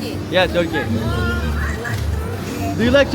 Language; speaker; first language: English; non-native, learner; Turkish